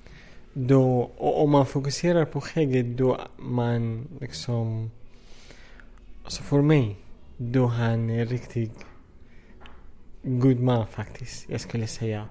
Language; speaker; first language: Swedish; non-native, fluent; Arabic